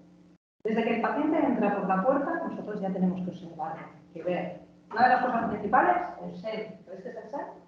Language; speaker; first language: Spanish; native; Spanish